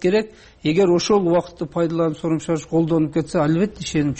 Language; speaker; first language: Kyrgyz; native; Kyrgyz